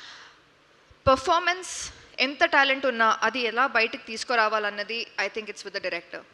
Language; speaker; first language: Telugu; non-native, local second language; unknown